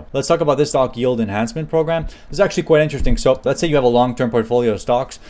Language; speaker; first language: English; native; English